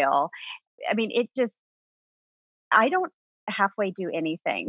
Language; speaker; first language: English; native; English